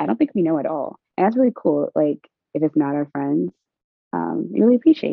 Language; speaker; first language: English; native; English